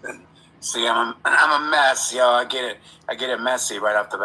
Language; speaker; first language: English; native; English